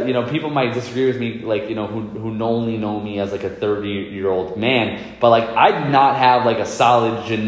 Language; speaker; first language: English; native; English